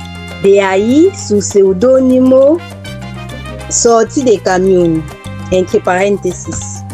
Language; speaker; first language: Spanish; non-native, fluent; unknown